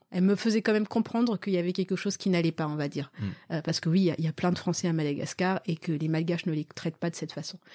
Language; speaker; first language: French; early bilingual, other home language; Malagasy